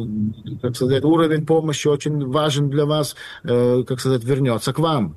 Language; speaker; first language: Russian; non-native, fluent; Lithuanian